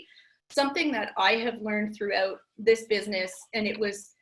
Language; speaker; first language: English; native; English